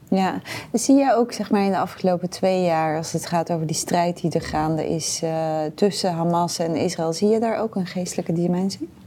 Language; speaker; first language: Dutch; native; Dutch